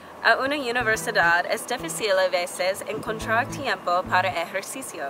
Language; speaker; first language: Spanish; non-native, learner; English